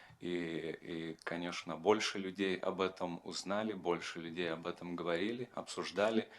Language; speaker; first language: Russian; non-native, fluent; Lithuanian